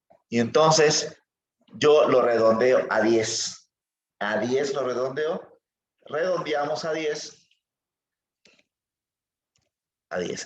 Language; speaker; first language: Spanish; native; Spanish